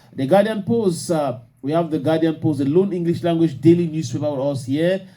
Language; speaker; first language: English; non-native, local second language; French